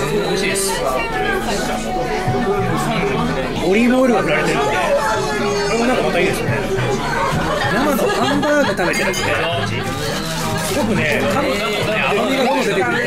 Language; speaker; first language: Japanese; native; Japanese